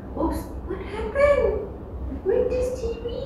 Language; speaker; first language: English; non-native, learner; Thai